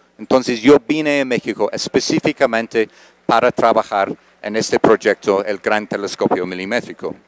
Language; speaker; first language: Spanish; non-native, fluent; English